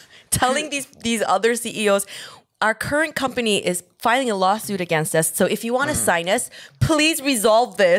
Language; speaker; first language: English; early bilingual, other home language; Korean